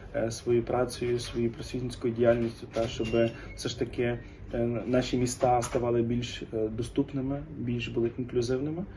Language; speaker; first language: Ukrainian; native; Ukrainian